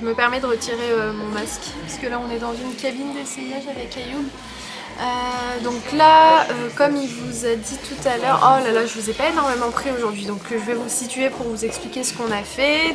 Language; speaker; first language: French; native; French